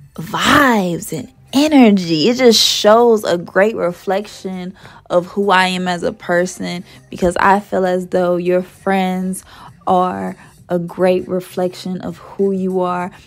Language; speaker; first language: English; native; English